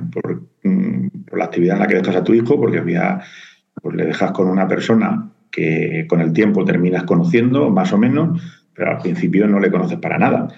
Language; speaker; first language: Spanish; native; Spanish